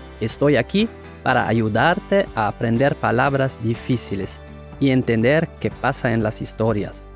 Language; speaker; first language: Spanish; non-native, fluent; German